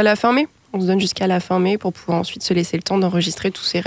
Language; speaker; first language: French; native; French